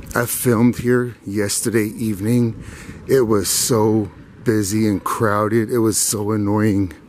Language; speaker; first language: English; native; English